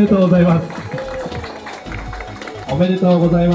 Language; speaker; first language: Japanese; native; Japanese